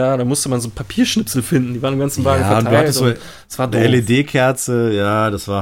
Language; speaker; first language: German; native; German